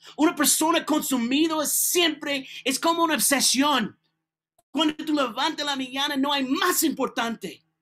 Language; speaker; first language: Spanish; non-native, learner; English